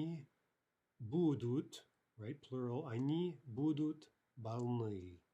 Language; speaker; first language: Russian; non-native, fluent; English